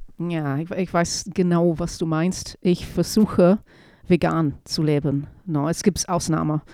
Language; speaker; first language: German; non-native, fluent; English